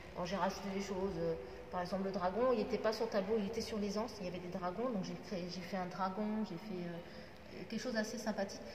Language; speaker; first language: French; non-native, local second language; Arabic